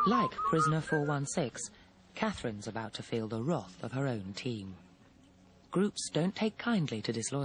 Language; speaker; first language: English; native; English